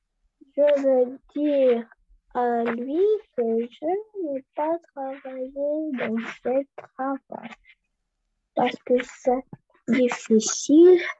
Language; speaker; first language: French; non-native, learner; Russian